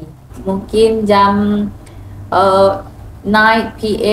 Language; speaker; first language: Indonesian; non-native, learner; Thai